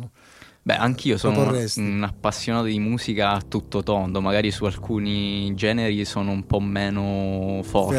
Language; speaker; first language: Italian; native; Italian